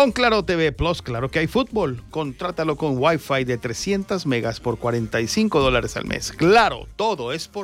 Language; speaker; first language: Spanish; native; Spanish